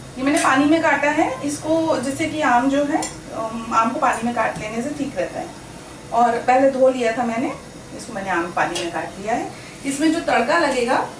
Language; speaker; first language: Hindi; native; Hindi